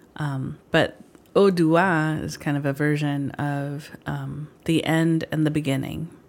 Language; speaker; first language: English; early bilingual, other home language; Filipino